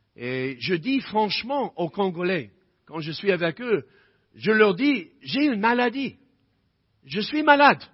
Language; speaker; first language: French; non-native, fluent; English